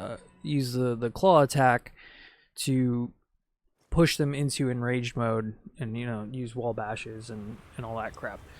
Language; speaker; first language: English; native; English